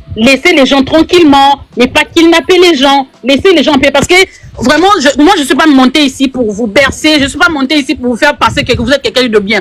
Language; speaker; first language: French; non-native, local second language; Lingala